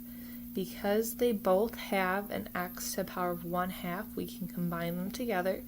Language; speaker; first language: English; native; English